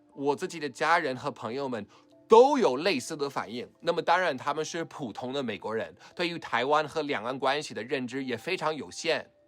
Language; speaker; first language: Chinese; non-native, fluent; English